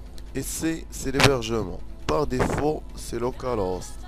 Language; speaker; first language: French; non-native, local second language; Arabic